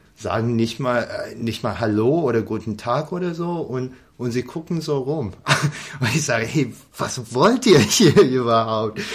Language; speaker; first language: German; non-native, fluent; English